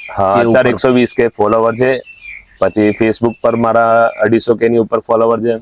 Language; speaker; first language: Gujarati; non-native, local second language; Sindhi